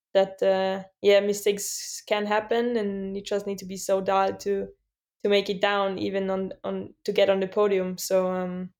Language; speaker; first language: English; non-native, fluent; German